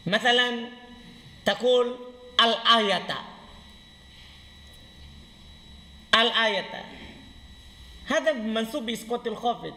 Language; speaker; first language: Arabic; non-native, fluent; Indonesian